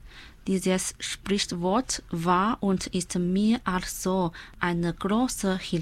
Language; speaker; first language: German; non-native, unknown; Chinese